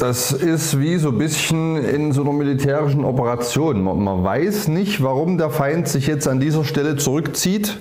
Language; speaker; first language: German; native; German